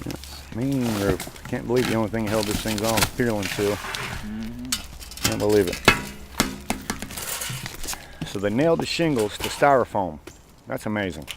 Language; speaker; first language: English; native; English